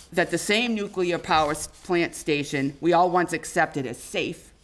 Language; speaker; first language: English; native; English